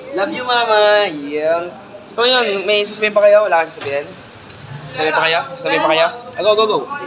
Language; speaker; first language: Filipino; native; Filipino